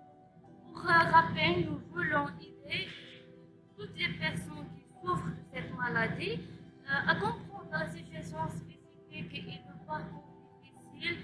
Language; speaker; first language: French; non-native, learner; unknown